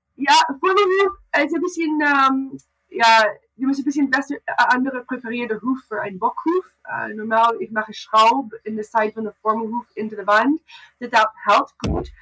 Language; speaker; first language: German; non-native, learner; English